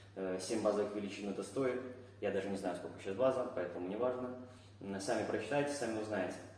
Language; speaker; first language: Russian; native; Russian